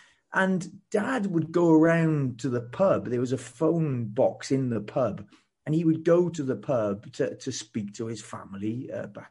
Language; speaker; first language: English; native; English